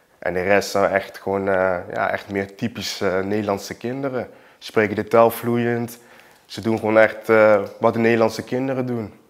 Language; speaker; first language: Dutch; early bilingual, other home language; Portuguese